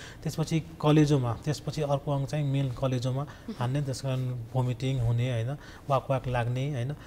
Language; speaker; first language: Nepali; non-native, local second language; Maithili